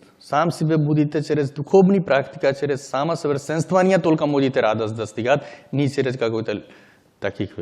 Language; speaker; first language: Russian; non-native, learner; Hindi